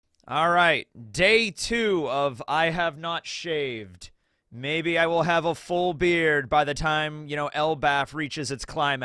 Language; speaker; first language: English; native; English